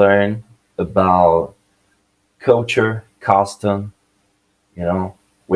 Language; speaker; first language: English; non-native, learner; Portuguese